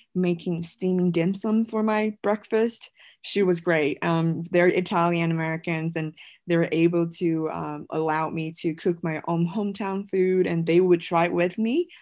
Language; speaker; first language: English; non-native, fluent; Chinese